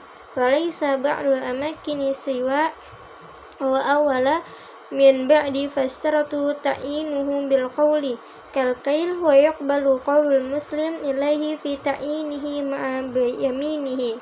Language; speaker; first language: Arabic; non-native, learner; Indonesian